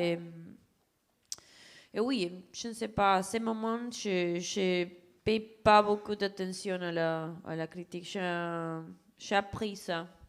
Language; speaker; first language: French; non-native, fluent; Spanish